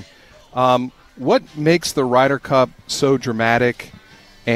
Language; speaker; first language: English; native; English